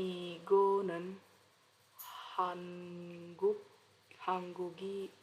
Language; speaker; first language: Korean; non-native, learner; Indonesian